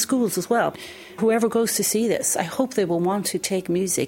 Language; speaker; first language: English; native; English